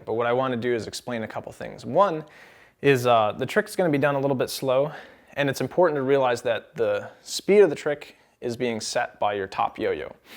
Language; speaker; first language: English; native; English